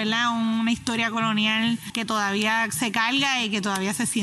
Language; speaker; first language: Spanish; native; Spanish